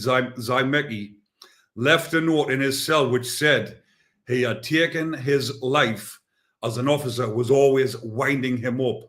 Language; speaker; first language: English; native; English